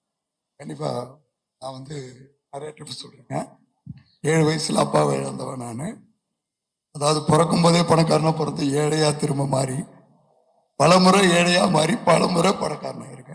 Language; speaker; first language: Tamil; native; Tamil